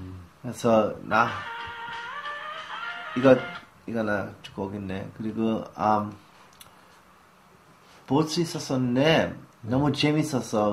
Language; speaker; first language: Korean; early bilingual, heritage; English